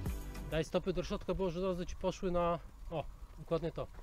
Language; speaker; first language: Polish; native; Polish